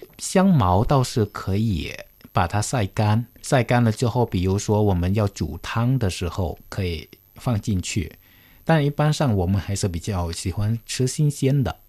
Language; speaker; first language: Chinese; early bilingual, heritage; Chinese